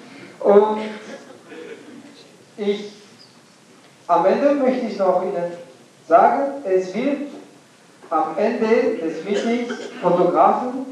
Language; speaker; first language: German; non-native, fluent; English